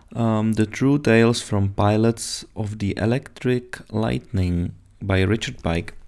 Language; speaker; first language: English; non-native, fluent; Czech